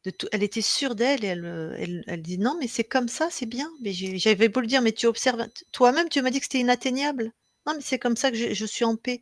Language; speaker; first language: French; native; French